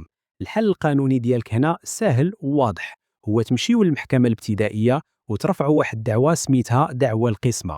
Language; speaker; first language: Arabic; native; Arabic